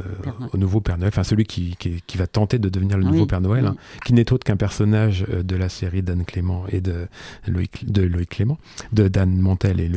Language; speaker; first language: French; native; French